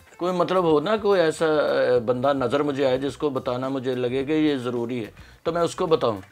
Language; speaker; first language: Urdu; non-native, local second language; Punjabi